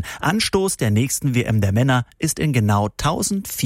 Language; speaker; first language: German; native; German